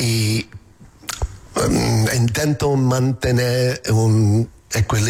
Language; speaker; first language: Spanish; non-native, learner; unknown